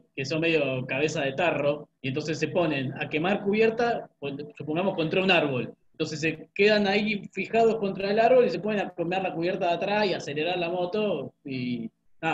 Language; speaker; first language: Spanish; native; Spanish